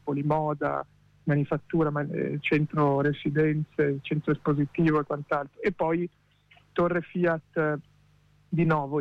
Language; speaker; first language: Italian; native; Italian